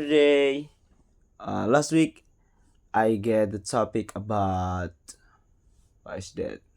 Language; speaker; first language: English; non-native, learner; Indonesian